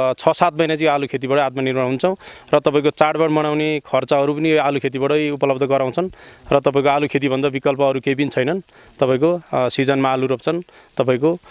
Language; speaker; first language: Nepali; non-native, local second language; Sherpa